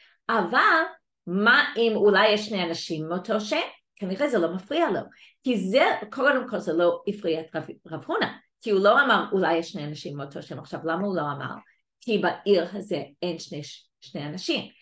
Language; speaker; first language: Hebrew; non-native, fluent; English